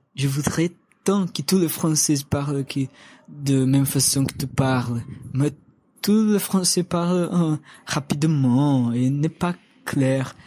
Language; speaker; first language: French; non-native, learner; Portuguese